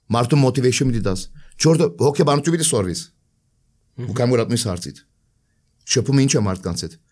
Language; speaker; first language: Armenian; early bilingual, heritage; Armenian